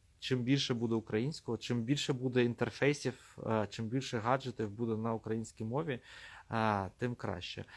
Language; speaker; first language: Ukrainian; non-native, local second language; Russian